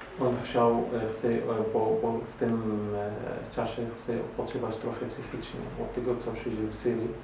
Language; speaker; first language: Polish; non-native, learner; Arabic